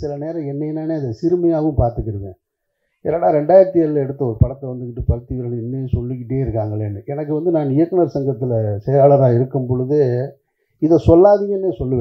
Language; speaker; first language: Tamil; native; Tamil